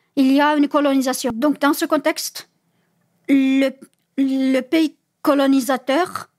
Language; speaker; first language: French; non-native, fluent; Chinese